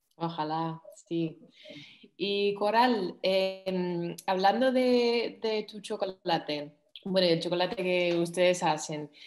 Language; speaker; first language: Spanish; non-native, fluent; English